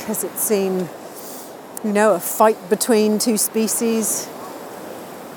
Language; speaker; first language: English; native; English